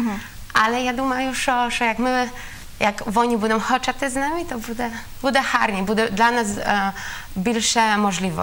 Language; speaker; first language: Ukrainian; non-native, learner; Polish